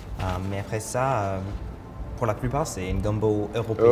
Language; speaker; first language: French; non-native, local second language; English